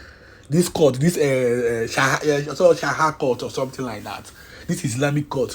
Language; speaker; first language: English; non-native, local second language; Igbo